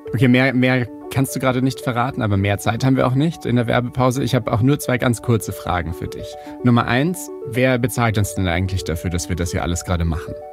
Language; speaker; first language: German; native; German